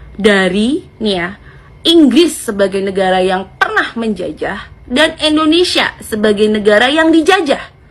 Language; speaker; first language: Indonesian; native; Indonesian